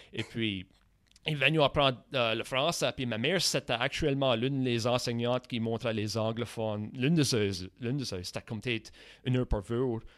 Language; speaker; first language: French; native; French